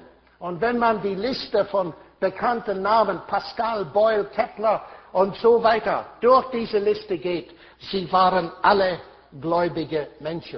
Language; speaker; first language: German; non-native, fluent; English